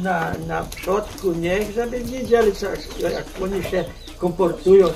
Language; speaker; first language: Polish; early bilingual, heritage; Polish